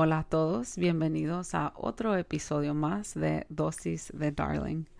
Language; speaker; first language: Spanish; early bilingual, heritage; Spanish